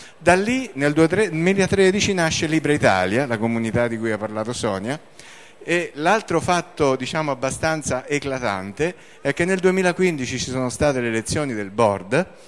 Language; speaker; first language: Italian; native; Italian